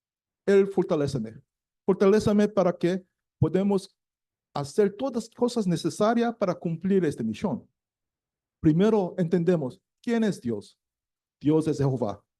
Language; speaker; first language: Spanish; non-native, learner; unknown